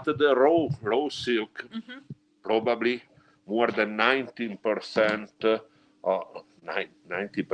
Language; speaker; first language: English; non-native, learner; Italian